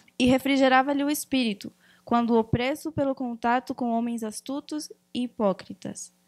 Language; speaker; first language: Portuguese; early bilingual, other home language; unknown